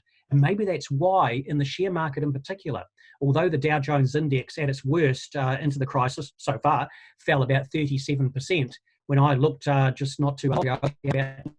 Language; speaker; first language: English; native; English